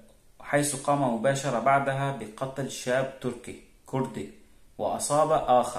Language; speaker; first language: Arabic; native; Arabic